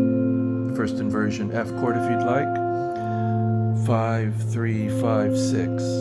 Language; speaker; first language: English; native; English